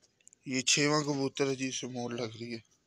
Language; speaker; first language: Hindi; non-native, local second language; Punjabi